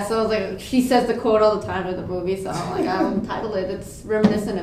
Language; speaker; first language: English; native; English